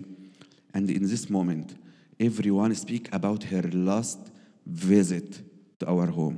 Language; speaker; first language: English; non-native, learner; Arabic